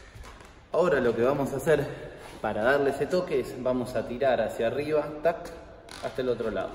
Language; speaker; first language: Spanish; native; Spanish